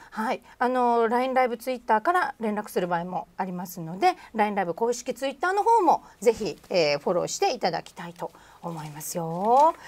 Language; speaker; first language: Japanese; native; Japanese